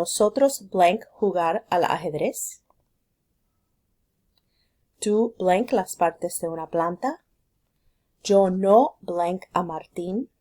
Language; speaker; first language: Spanish; non-native, fluent; English